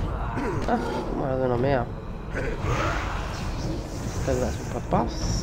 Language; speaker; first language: German; native; German